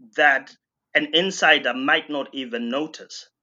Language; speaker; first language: English; non-native, local second language; Shona